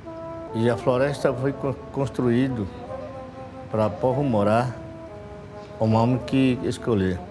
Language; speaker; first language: Portuguese; non-native, local second language; Yanomámi